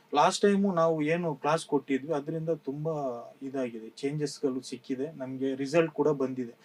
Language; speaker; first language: Kannada; non-native, local second language; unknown